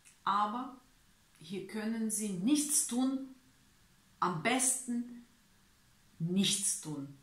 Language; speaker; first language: German; non-native, learner; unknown